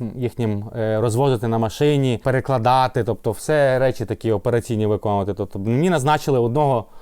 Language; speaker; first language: Ukrainian; native; Ukrainian